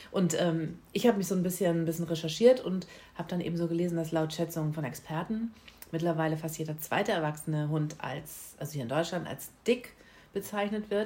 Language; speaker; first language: German; native; German